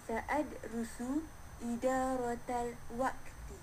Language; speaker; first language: Arabic; non-native, learner; Malay